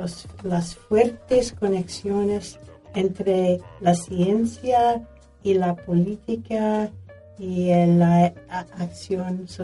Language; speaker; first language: Spanish; non-native, fluent; English